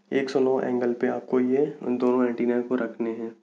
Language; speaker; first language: Hindi; native; Hindi